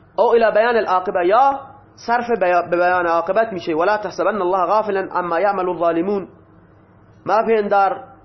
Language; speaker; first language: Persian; non-native, local second language; Baluchi